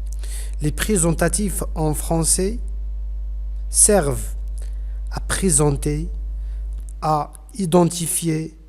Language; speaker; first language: French; non-native, fluent; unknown